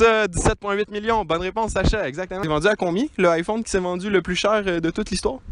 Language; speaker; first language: French; native; French